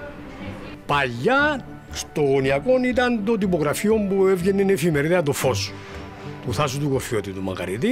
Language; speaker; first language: Greek; native; Greek